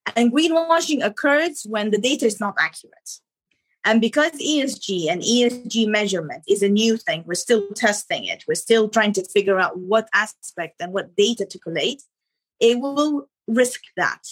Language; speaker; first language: English; non-native, fluent; Arabic